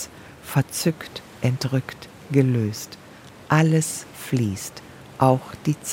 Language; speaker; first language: German; native; German